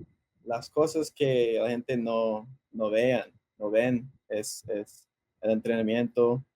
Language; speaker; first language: Spanish; early bilingual, heritage; English